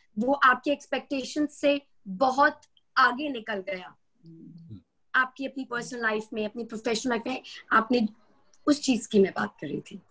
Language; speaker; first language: Hindi; native; Hindi